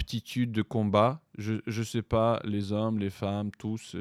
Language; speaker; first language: French; non-native, fluent; Ukrainian